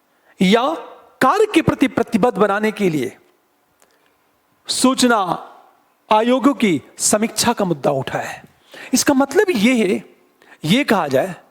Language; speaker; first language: Hindi; native; Hindi